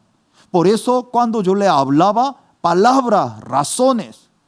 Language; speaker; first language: Spanish; non-native, fluent; Korean